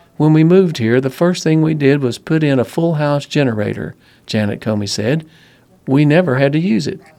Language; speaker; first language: English; native; English